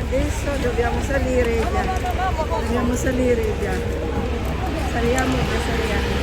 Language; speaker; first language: Italian; non-native, learner; Filipino